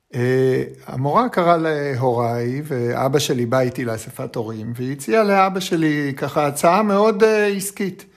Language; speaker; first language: Hebrew; native; Hebrew